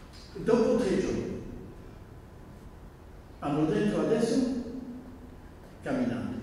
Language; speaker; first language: Italian; non-native, fluent; Dutch